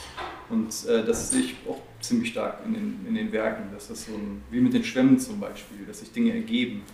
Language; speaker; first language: German; native; German